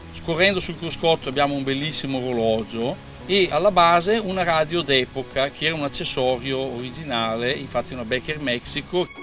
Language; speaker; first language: Italian; native; Italian